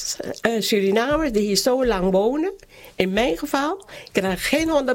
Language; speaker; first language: Dutch; non-native, local second language; Caribbean Hindustani